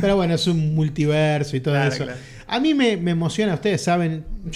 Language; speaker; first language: Spanish; native; Spanish